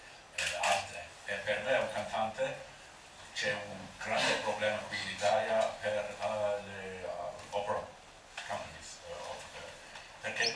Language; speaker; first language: Italian; non-native, learner; English